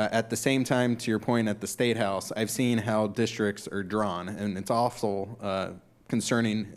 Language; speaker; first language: English; native; English